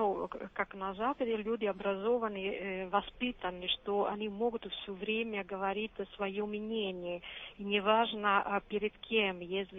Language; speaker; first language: Russian; non-native, fluent; Italian